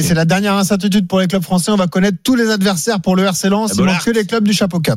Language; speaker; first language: French; native; French